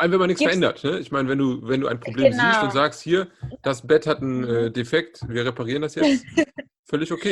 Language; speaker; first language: German; native; German